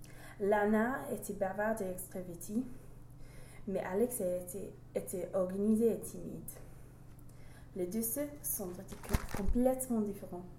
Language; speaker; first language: French; non-native, learner; English